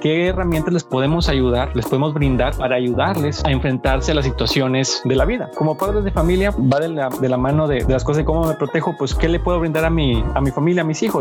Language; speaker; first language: Spanish; native; Spanish